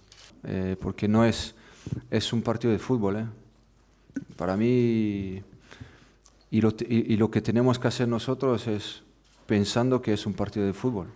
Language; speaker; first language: Spanish; non-native, fluent; French